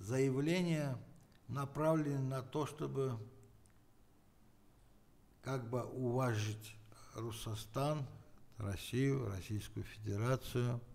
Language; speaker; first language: Russian; non-native, fluent; Armenian